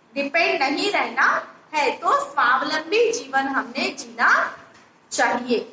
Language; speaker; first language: Hindi; non-native, local second language; Marathi